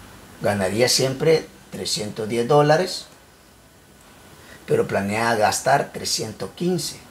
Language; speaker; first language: Spanish; native; Spanish